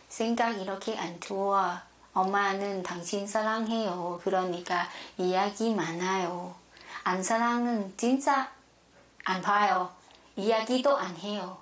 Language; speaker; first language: Korean; non-native, learner; Thai